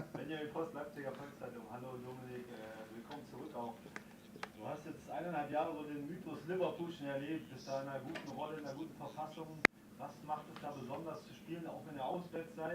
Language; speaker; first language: German; native; German